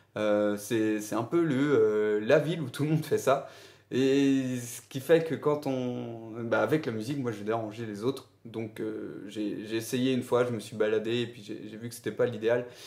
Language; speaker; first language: French; native; French